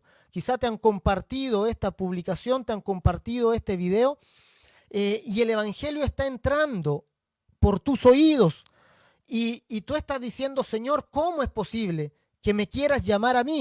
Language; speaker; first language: Spanish; native; Spanish